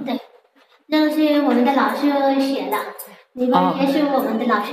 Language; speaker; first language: Chinese; non-native, learner; Nepali